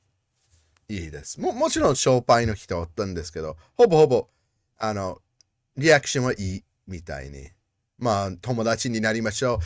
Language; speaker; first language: Japanese; non-native, learner; English